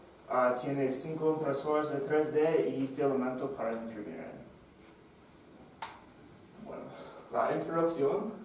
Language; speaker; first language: Spanish; non-native, fluent; English